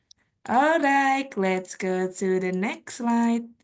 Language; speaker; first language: English; non-native, fluent; Indonesian